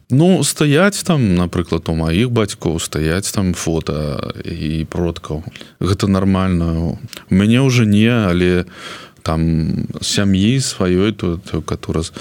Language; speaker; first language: Belarusian; non-native, local second language; Russian